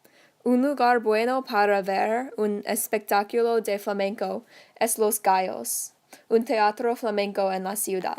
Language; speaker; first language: Spanish; non-native, learner; English